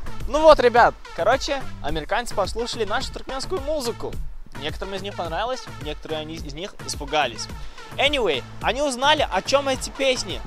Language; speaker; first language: Russian; non-native, local second language; Turkmen